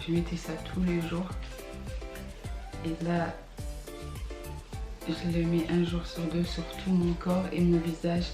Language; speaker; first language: French; early bilingual, other home language; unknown